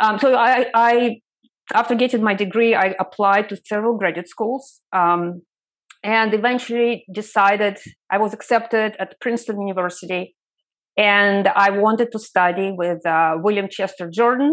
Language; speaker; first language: English; non-native, fluent; Russian